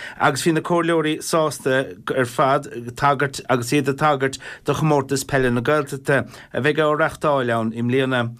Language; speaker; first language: Irish; native; Irish